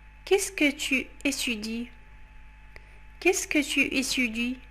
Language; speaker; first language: French; non-native, fluent; Arabic